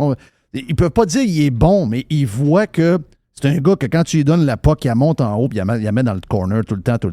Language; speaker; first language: French; native; French